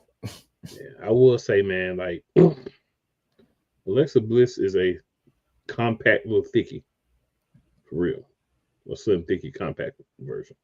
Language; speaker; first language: English; native; English